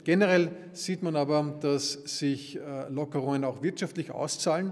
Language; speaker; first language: German; native; German